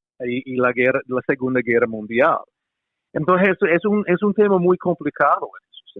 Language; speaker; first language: Spanish; non-native, fluent; English